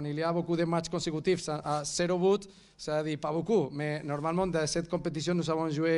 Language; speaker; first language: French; non-native, fluent; Catalan